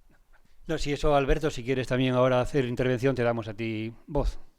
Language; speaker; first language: Spanish; native; Spanish